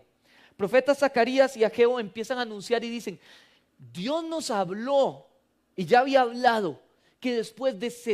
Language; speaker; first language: Spanish; native; Spanish